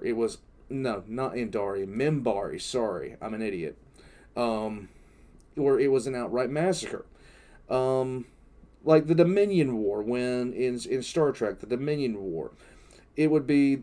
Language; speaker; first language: English; native; English